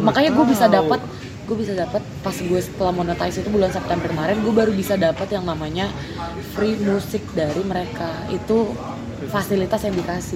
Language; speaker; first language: Indonesian; native; Indonesian